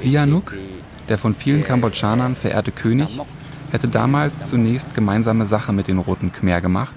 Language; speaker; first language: German; native; German